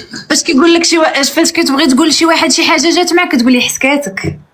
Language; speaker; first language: Arabic; native; Arabic